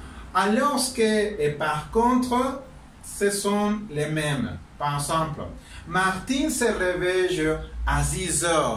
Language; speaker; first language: French; non-native, learner; Spanish